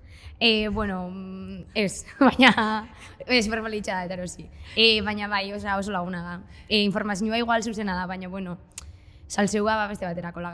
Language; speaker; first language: Basque; native; Basque